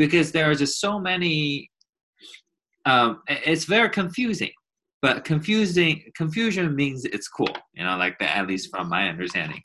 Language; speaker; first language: English; non-native, fluent; Chinese